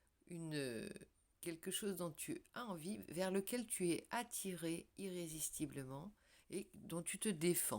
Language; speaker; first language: French; native; French